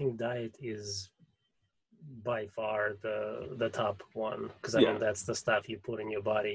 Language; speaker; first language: English; non-native, fluent; Russian